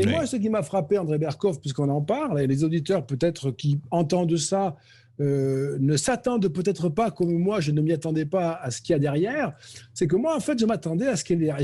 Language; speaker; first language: French; native; French